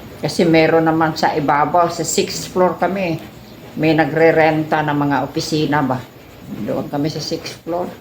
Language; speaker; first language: Filipino; non-native, local second language; Cebuano